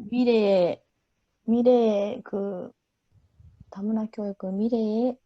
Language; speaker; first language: Korean; non-native, learner; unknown